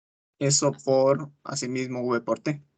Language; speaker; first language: Spanish; native; Spanish